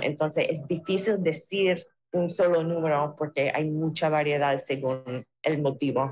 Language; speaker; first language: Spanish; non-native, fluent; English